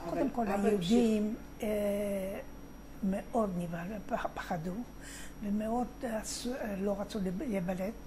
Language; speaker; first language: Hebrew; non-native, fluent; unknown